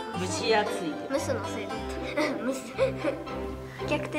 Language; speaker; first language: Japanese; native; Japanese